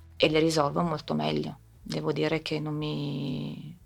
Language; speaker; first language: Italian; native; Italian